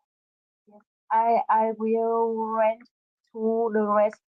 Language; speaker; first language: English; non-native, learner; Vietnamese